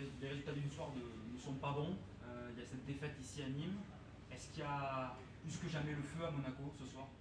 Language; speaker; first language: French; native; French